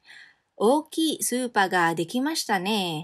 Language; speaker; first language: Japanese; non-native, fluent; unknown